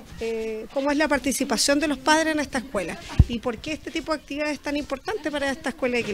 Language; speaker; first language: Spanish; native; Spanish